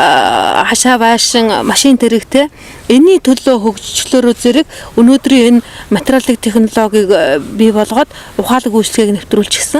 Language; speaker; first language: Mongolian; native; Mongolian